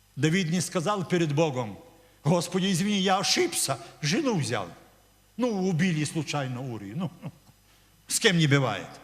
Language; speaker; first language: Russian; non-native, local second language; Ukrainian